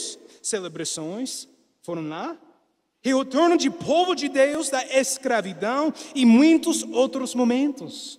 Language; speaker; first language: Portuguese; non-native, learner; English